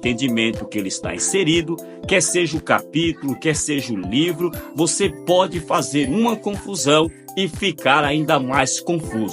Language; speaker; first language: Portuguese; native; Portuguese